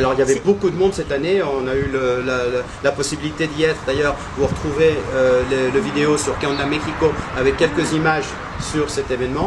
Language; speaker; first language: French; native; French